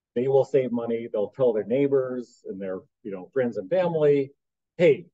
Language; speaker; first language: English; native; English